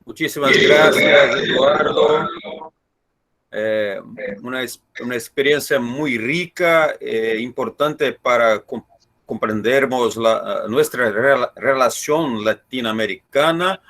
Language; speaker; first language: Spanish; non-native, learner; Portuguese